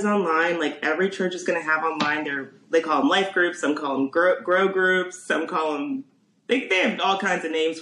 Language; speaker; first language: English; native; English